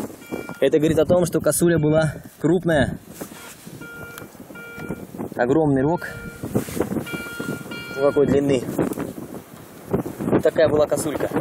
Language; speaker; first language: Russian; native; Russian